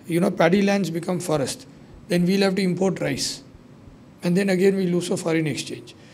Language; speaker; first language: English; non-native, local second language; Sinhala